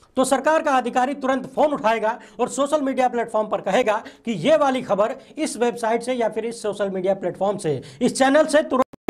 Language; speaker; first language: Hindi; non-native, local second language; Bangla